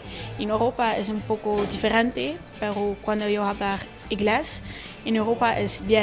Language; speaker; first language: Spanish; non-native, learner; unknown